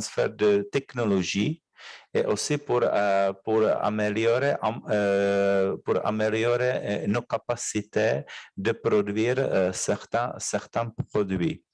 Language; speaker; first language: French; non-native, fluent; Czech